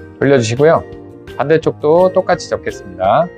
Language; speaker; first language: Korean; native; Korean